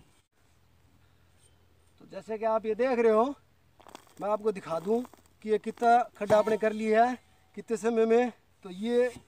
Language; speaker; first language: Hindi; native; Hindi